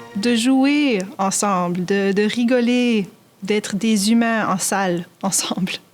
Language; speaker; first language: French; native; French